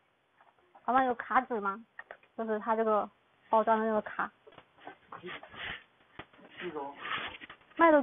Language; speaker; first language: Spanish; non-native, learner; Chinese